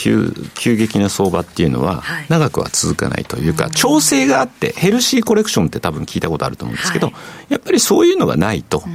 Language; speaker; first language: Japanese; native; Japanese